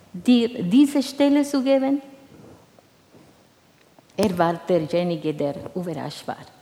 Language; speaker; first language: German; non-native, fluent; Spanish